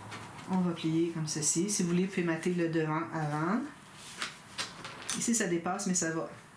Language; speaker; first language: French; native; French